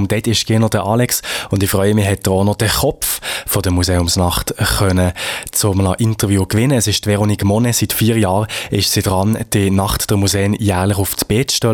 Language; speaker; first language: German; native; German